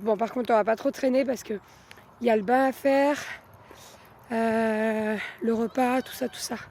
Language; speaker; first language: French; native; French